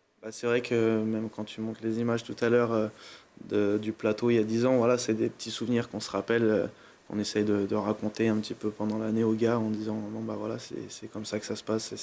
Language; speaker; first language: French; native; French